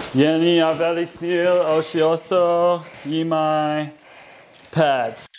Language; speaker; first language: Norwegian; non-native, learner; English